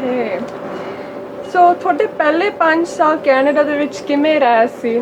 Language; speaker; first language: Punjabi; early bilingual, heritage; Punjabi